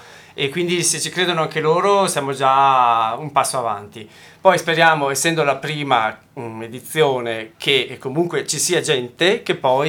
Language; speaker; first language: Italian; native; Italian